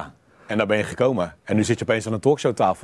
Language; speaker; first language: Dutch; native; Dutch